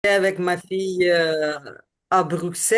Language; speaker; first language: French; non-native, learner; Ukrainian